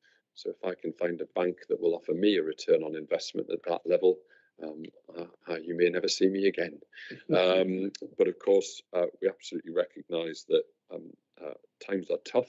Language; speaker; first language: English; native; English